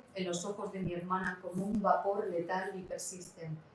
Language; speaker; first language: Spanish; non-native, local second language; Catalan